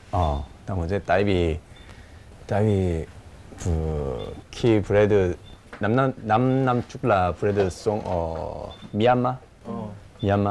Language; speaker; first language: Vietnamese; non-native, learner; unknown